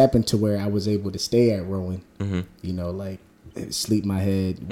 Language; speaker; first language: English; native; English